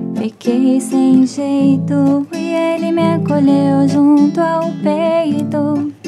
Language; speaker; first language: Latvian; non-native, fluent; Portuguese